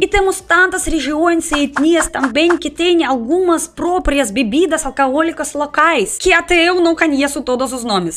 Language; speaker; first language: Portuguese; non-native, fluent; Russian